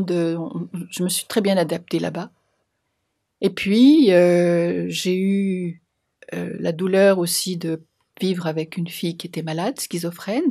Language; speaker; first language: French; native; French